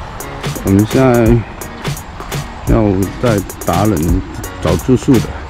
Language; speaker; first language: Chinese; native; Chinese